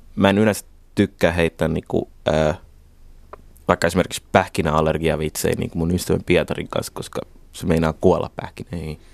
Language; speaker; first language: Finnish; early bilingual, other home language; Somali